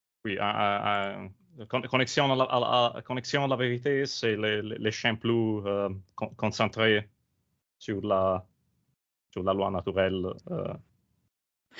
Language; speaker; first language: French; non-native, learner; Italian